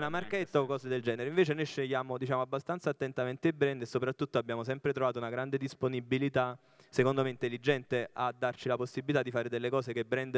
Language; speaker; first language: Italian; native; Italian